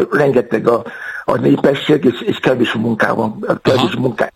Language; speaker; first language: Hungarian; non-native, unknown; Yoruba